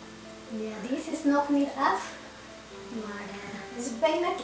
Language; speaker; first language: Dutch; non-native, fluent; Spanish